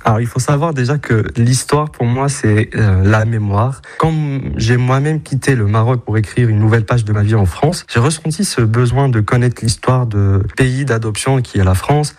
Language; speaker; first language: French; non-native, local second language; Arabic